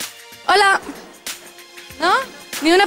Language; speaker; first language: Spanish; native; Spanish